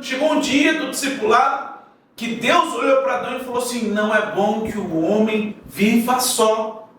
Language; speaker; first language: Portuguese; native; Portuguese